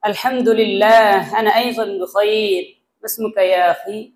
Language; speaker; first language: Arabic; non-native, learner; Bangla